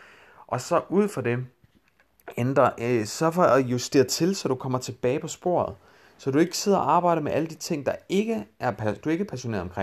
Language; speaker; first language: Danish; native; Danish